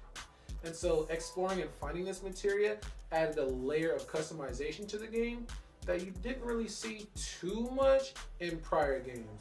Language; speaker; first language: English; native; English